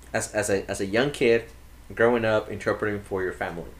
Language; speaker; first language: English; early bilingual, other home language; Spanish